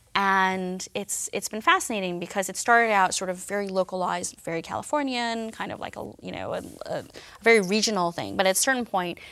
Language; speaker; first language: English; native; English